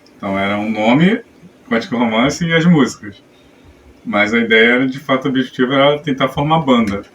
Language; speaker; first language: Portuguese; native; Portuguese